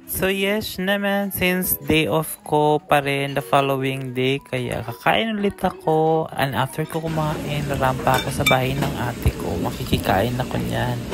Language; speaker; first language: Filipino; native; Filipino